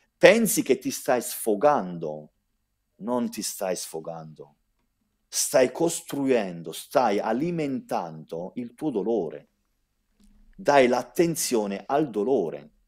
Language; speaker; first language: Italian; early bilingual, heritage; Italian